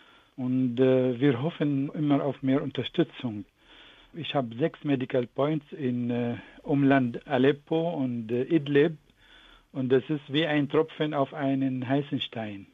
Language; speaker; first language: German; non-native, fluent; Arabic